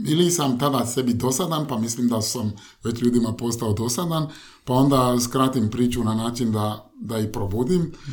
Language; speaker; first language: Croatian; non-native, fluent; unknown